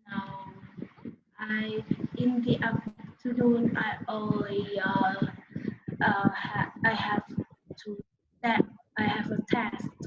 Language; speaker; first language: English; non-native, learner; Vietnamese